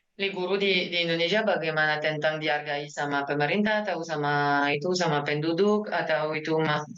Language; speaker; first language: Indonesian; non-native, learner; French